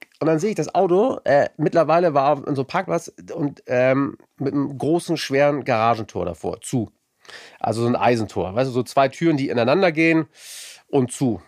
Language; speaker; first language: German; native; German